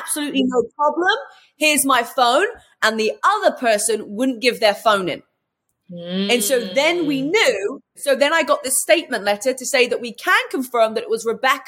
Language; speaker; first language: English; native; English